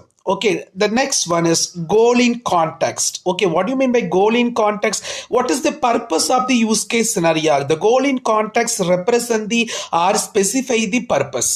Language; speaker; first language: English; non-native, local second language; Tamil